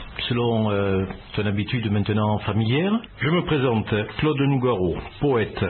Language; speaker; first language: French; native; French